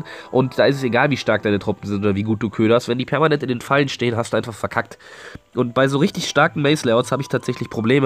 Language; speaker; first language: German; native; German